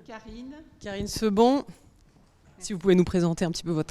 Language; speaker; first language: French; native; French